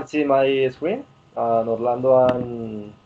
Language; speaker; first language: English; non-native, learner; Spanish